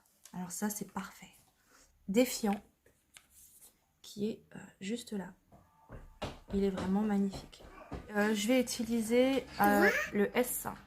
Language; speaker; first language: French; native; French